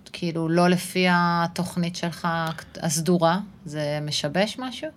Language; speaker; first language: Hebrew; native; Hebrew